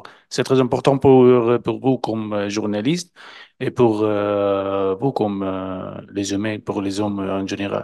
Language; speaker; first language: French; non-native, learner; Arabic